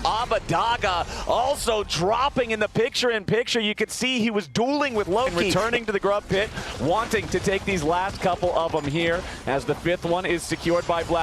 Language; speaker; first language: English; native; English